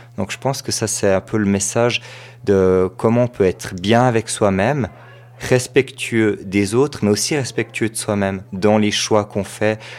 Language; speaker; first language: French; native; French